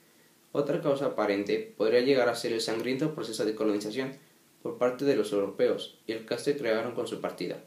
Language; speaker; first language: Spanish; native; Spanish